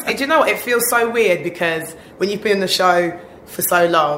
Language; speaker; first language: English; native; English